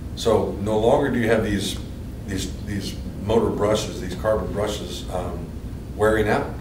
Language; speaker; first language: English; native; English